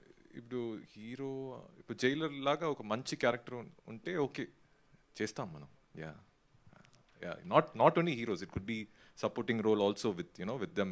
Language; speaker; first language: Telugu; non-native, learner; Tamil